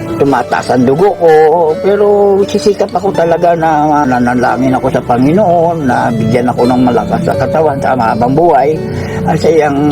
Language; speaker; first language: Filipino; native; Filipino